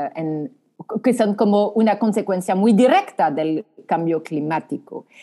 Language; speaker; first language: Spanish; non-native, fluent; French